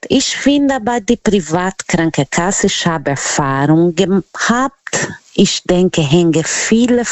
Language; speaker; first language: German; non-native, learner; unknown